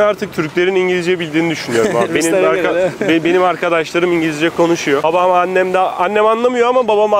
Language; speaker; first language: Turkish; native; Turkish